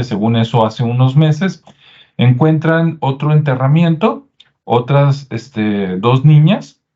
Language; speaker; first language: Spanish; native; Spanish